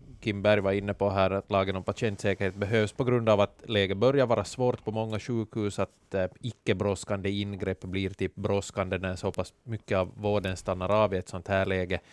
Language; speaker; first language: Swedish; native; Swedish